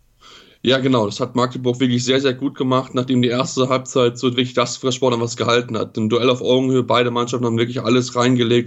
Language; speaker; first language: German; native; German